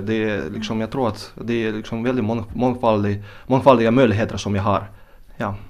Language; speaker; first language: Swedish; non-native, fluent; Russian